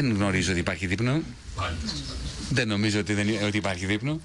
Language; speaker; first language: Greek; native; Greek